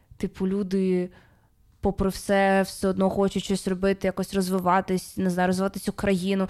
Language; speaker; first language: Ukrainian; non-native, local second language; Russian